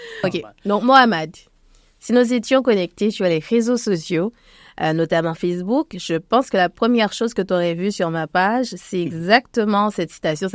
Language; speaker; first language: French; native; French